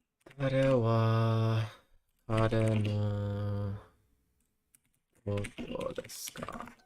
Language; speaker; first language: Japanese; non-native, learner; English